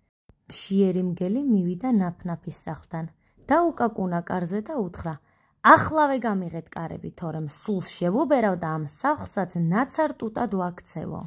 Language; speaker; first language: Georgian; native; Georgian